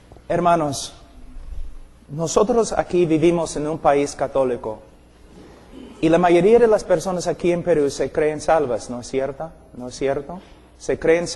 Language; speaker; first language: Spanish; non-native, fluent; English